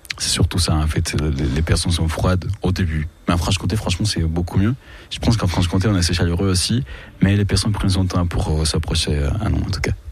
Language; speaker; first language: French; non-native, fluent; Spanish